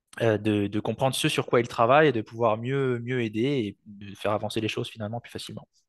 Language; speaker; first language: French; native; French